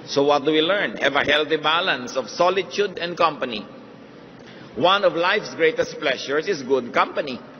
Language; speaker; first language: English; non-native, local second language; Filipino